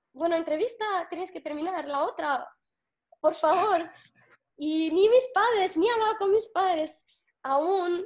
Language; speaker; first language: Spanish; non-native, fluent; Arabic